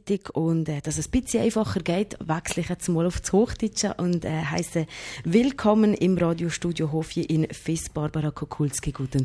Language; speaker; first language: German; native; German